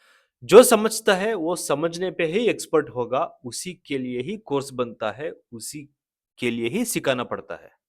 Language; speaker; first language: Hindi; non-native, local second language; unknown